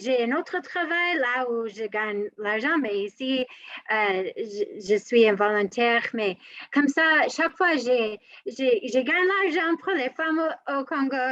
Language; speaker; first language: French; non-native, learner; English